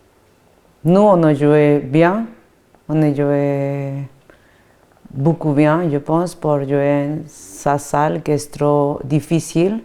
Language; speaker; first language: French; non-native, fluent; Spanish